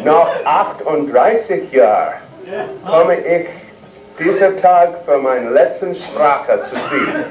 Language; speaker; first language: German; non-native, learner; English